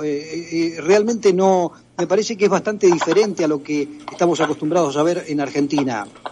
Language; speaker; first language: Spanish; native; Spanish